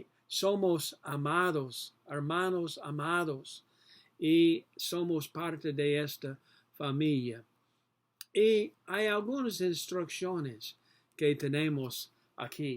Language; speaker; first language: Spanish; non-native, learner; English